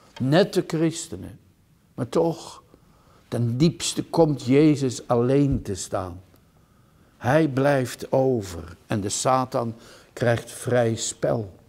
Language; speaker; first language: Dutch; native; Dutch